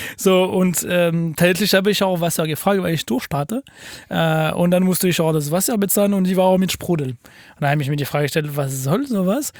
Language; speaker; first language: German; non-native, fluent; French